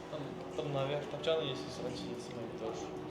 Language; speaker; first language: Russian; non-native, local second language; Kazakh